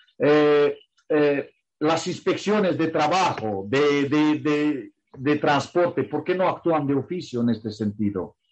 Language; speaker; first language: Spanish; non-native, fluent; Romanian